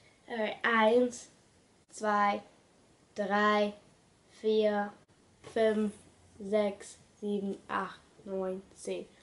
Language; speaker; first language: German; non-native, learner; English